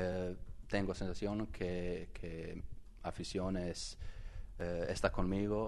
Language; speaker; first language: Spanish; non-native, learner; Croatian